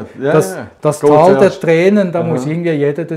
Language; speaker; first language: German; native; German